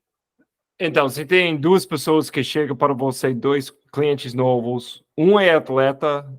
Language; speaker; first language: Portuguese; non-native, fluent; English